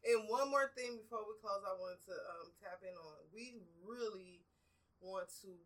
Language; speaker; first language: English; native; English